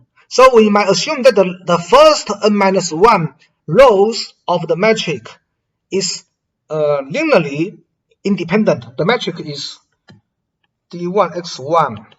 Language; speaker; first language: English; non-native, fluent; Chinese